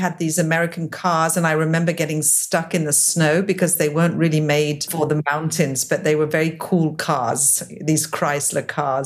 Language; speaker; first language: English; native; English